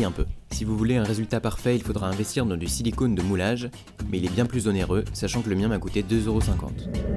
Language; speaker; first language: French; native; French